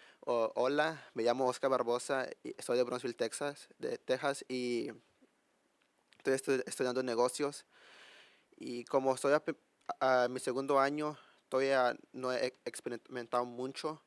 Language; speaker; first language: Spanish; early bilingual, heritage; Spanish